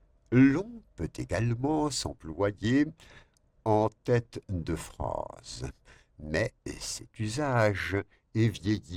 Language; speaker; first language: French; non-native, fluent; Spanish